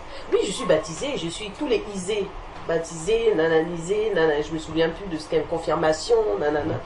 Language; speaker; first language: French; native; French